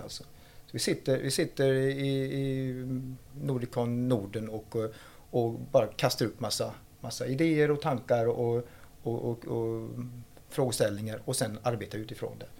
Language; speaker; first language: Swedish; non-native, fluent; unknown